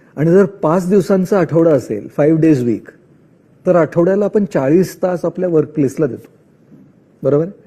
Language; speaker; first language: Marathi; non-native, local second language; Marwari